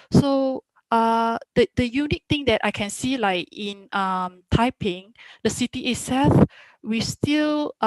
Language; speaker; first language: English; non-native, local second language; Malay